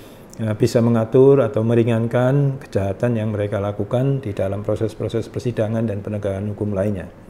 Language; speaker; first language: Indonesian; native; Indonesian